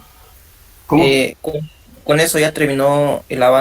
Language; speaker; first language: Spanish; native; Spanish